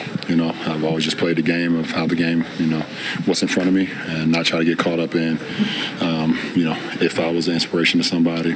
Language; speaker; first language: English; native; English